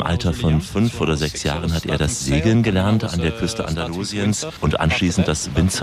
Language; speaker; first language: German; native; German